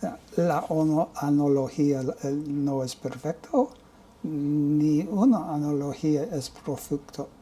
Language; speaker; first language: Spanish; non-native, learner; English